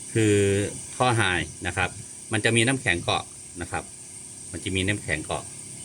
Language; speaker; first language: Thai; native; Thai